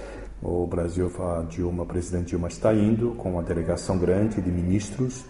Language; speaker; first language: Portuguese; early bilingual, other home language; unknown